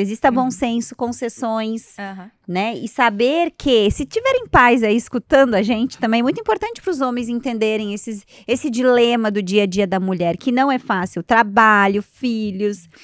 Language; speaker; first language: Portuguese; native; Portuguese